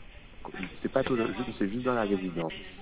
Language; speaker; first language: French; native; French